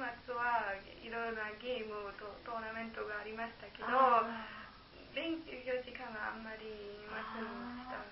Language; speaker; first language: Japanese; non-native, learner; German